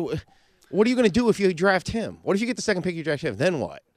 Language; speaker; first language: English; native; English